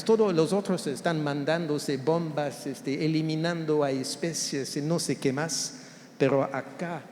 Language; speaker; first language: Spanish; non-native, fluent; French